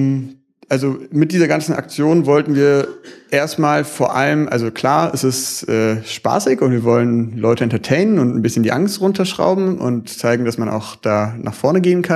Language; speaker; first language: German; native; German